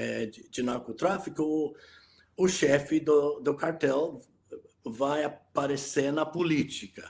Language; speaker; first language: Portuguese; non-native, fluent; English